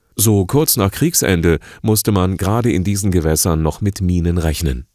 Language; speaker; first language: German; native; German